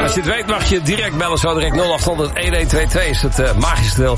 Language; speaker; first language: Dutch; native; Dutch